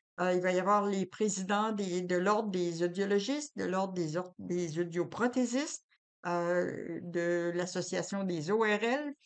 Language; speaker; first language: French; native; French